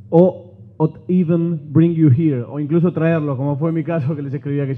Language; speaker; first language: Spanish; native; Spanish